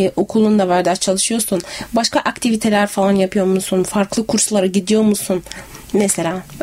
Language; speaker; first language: Turkish; native; Turkish